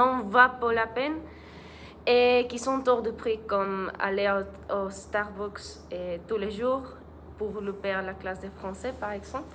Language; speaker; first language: French; non-native, learner; Spanish